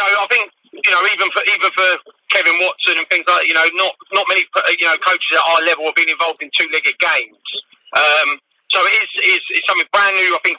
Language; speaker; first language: English; native; English